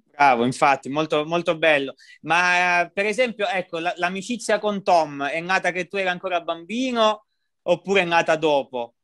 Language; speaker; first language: Italian; native; Italian